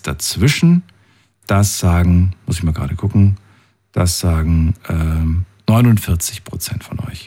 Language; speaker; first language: German; native; German